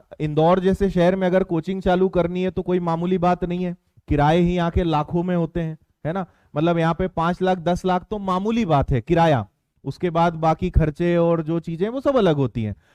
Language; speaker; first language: Hindi; native; Hindi